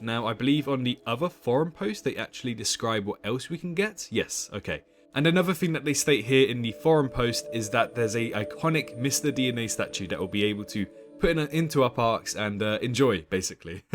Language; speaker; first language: English; native; English